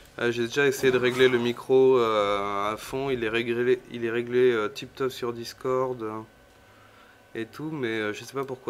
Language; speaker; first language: French; native; French